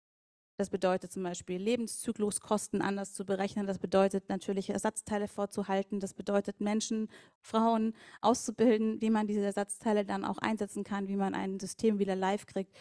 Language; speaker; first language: German; native; German